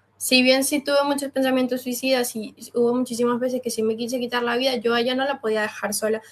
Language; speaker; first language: Spanish; native; Spanish